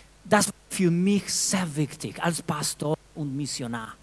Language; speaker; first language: German; non-native, fluent; Spanish